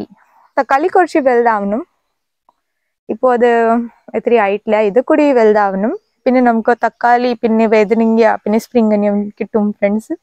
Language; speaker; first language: Malayalam; non-native, learner; Hindi